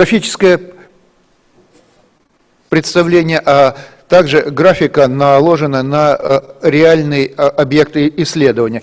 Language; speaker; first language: Russian; native; Russian